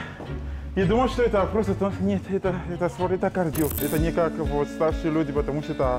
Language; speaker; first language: Russian; non-native, learner; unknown